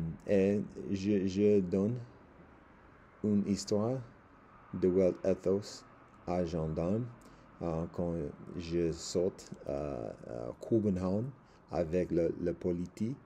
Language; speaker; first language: French; non-native, learner; English